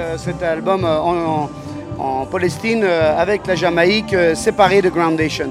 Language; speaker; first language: French; native; French